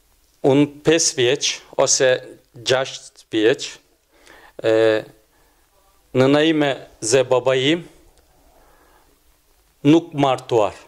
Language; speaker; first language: Albanian; non-native, learner; Turkish